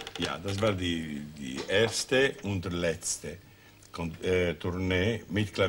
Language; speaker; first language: German; non-native, learner; Italian